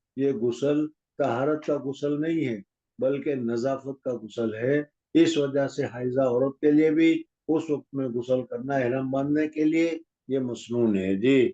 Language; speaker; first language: Urdu; non-native, local second language; Gujarati